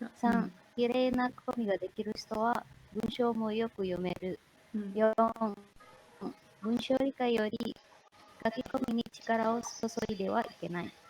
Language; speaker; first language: Japanese; non-native, learner; Indonesian